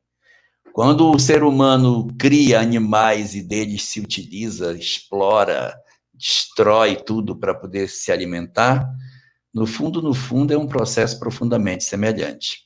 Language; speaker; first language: Portuguese; native; Portuguese